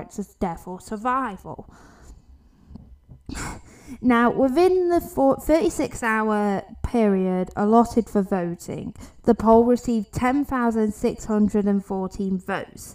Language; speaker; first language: English; native; English